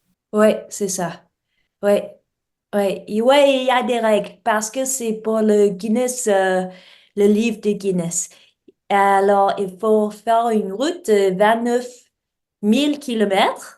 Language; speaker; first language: French; non-native, learner; English